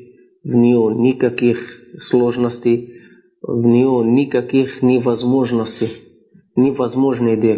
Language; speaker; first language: Russian; non-native, fluent; Arabic